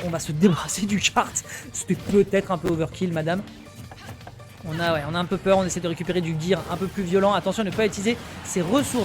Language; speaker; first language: French; native; French